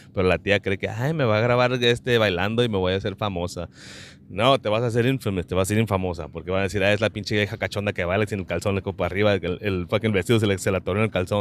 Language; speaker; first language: Spanish; early bilingual, other home language; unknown